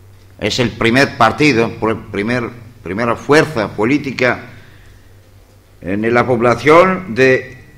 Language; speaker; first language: Spanish; non-native, fluent; Greek